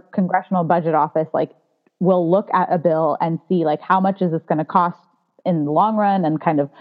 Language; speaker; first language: English; native; English